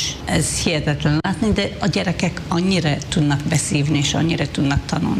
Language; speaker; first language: Hungarian; non-native, fluent; Hebrew